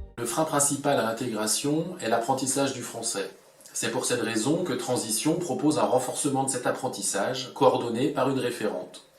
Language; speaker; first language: French; native; French